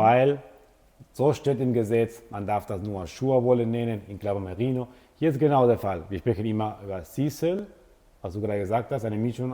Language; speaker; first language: German; non-native, fluent; Italian